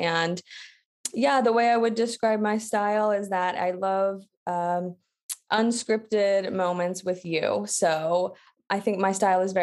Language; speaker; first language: English; native; English